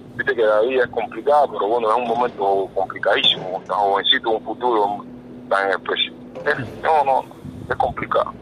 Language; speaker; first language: Spanish; native; Spanish